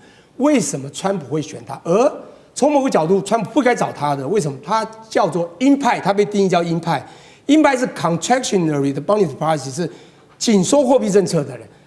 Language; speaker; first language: Chinese; native; Chinese